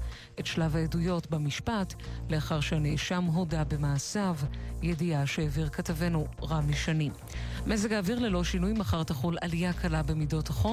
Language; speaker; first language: Hebrew; native; Hebrew